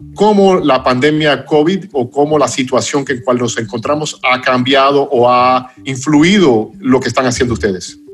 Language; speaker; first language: Spanish; non-native, fluent; English